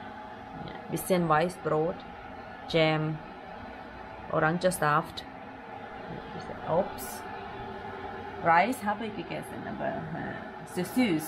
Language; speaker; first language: German; non-native, learner; Thai